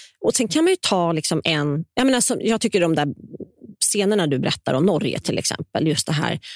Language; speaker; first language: Swedish; native; Swedish